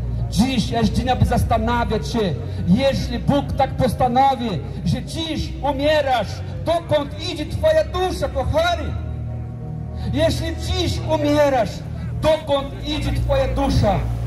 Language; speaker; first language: Polish; non-native, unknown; Portuguese